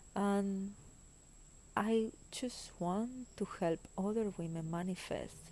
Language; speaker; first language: English; non-native, fluent; Spanish